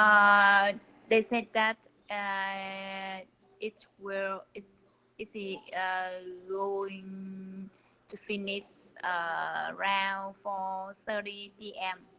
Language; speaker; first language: English; non-native, learner; Vietnamese